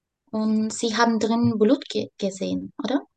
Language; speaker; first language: German; non-native, learner; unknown